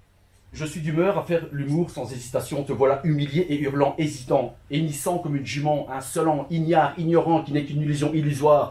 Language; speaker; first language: French; early bilingual, other home language; Turkish